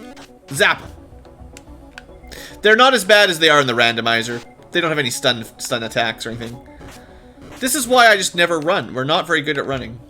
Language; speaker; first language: English; native; English